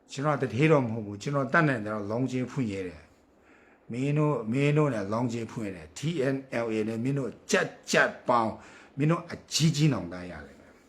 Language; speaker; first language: Burmese; non-native, local second language; Kachin